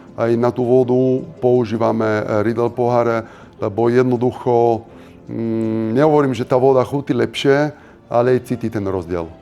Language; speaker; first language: Slovak; non-native, fluent; Italian